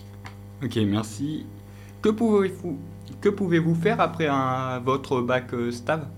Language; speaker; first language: French; native; French